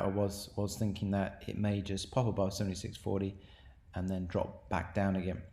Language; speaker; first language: English; native; English